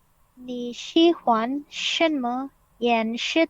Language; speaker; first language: Chinese; non-native, learner; Indonesian